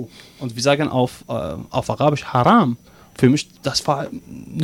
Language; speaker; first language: German; non-native, learner; Arabic